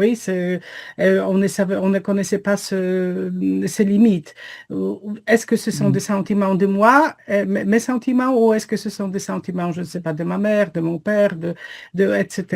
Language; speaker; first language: French; non-native, fluent; Polish